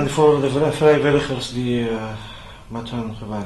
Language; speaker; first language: Dutch; non-native, local second language; Arabic